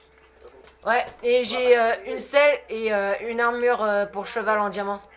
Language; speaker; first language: French; native; French